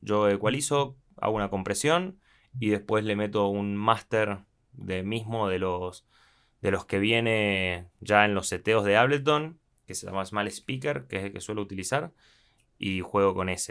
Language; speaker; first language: Spanish; native; Spanish